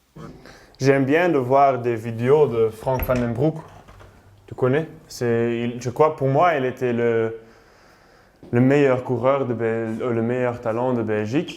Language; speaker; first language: French; non-native, learner; Dutch